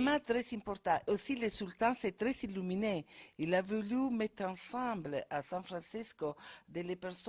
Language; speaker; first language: French; non-native, fluent; Italian